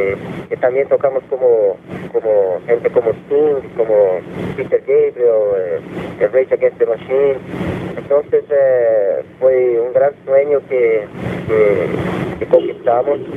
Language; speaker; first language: Spanish; non-native, fluent; Portuguese